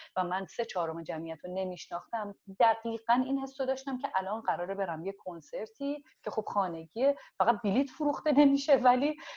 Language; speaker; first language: Persian; non-native, local second language; Azerbaijani